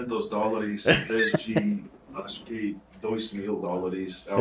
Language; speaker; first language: Portuguese; non-native, fluent; English